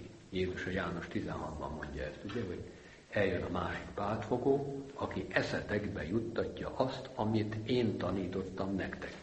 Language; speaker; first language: Hungarian; native; Hungarian